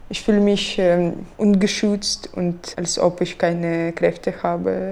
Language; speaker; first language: German; non-native, learner; Belarusian